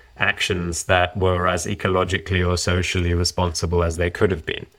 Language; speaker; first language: English; early bilingual, other home language; German